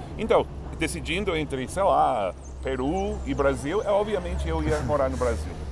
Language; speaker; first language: Portuguese; non-native, fluent; English